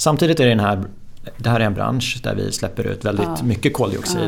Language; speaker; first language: Swedish; native; Swedish